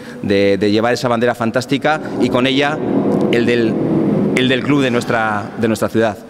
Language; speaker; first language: Spanish; native; Spanish